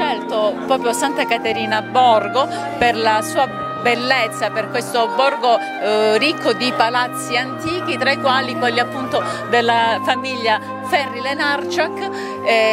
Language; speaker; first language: Italian; native; Italian